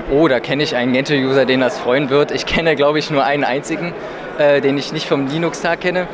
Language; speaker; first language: German; native; German